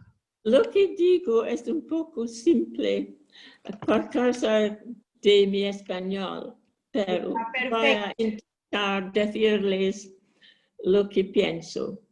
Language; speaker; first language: Spanish; non-native, learner; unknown